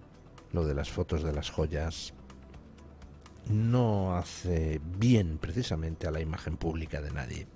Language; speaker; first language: Spanish; native; Spanish